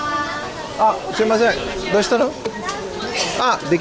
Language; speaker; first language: Japanese; non-native, learner; English